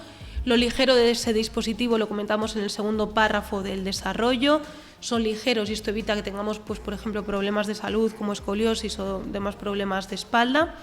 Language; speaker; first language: Spanish; native; Spanish